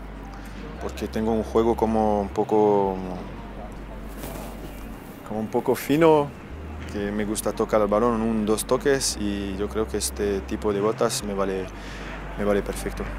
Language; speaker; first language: Spanish; non-native, fluent; French